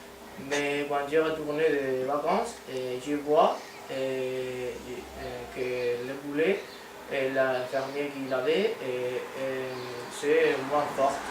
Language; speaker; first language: French; non-native, learner; Spanish